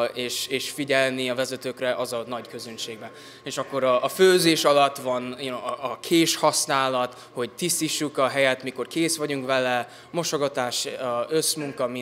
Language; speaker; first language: Hungarian; early bilingual, heritage; English